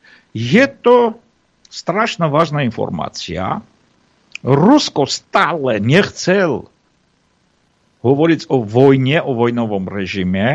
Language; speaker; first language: Slovak; non-native, fluent; Armenian